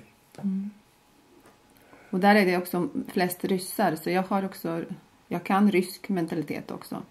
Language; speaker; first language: Swedish; non-native, fluent; Latvian